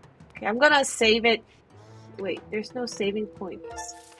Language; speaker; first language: English; non-native, fluent; Korean